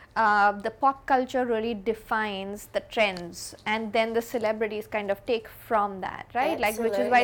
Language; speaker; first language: English; non-native, local second language; Hindi